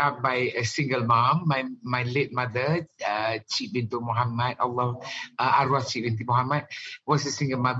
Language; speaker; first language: English; non-native, local second language; Malay